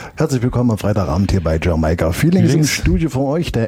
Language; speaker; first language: German; native; German